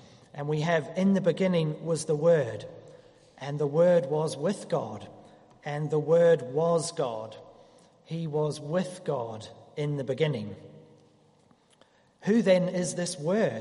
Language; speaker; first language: English; native; English